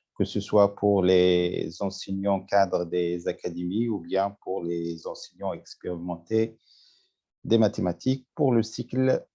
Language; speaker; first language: French; non-native, local second language; Arabic